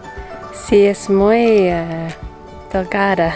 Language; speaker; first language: Spanish; non-native, learner; English